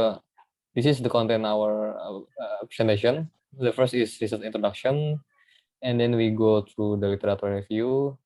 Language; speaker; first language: English; non-native, learner; Indonesian